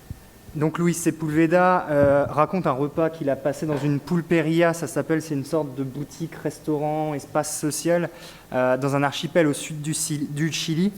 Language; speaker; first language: French; native; French